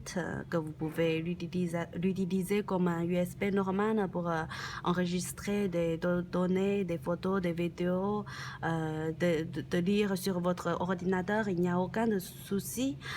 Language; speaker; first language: French; non-native, learner; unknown